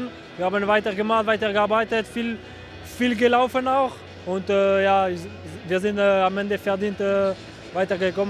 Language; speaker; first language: German; non-native, local second language; French